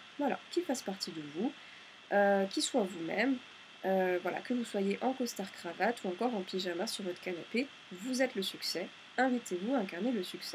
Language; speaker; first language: French; native; French